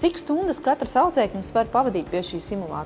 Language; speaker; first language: Latvian; native; Latvian